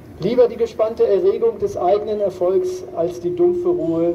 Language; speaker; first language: German; native; German